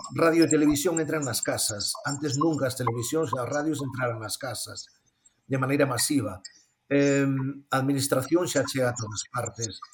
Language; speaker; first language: Galician; native; Galician